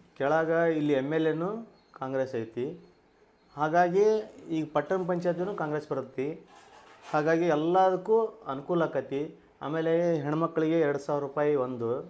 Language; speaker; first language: Kannada; native; Kannada